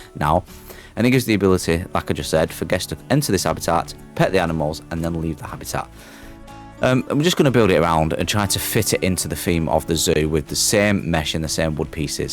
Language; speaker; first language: English; native; English